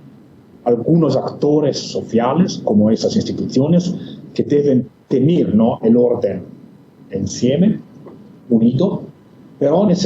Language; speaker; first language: Spanish; non-native, fluent; Italian